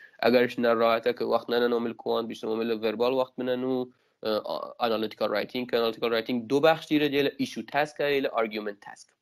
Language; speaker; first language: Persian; non-native, local second language; Central Kurdish